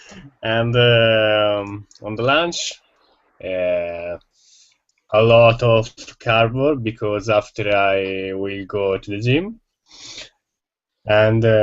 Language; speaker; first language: English; non-native, learner; Italian